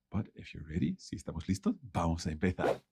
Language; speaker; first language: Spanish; non-native, fluent; English